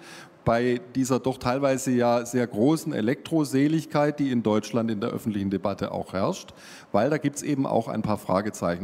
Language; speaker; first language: German; native; German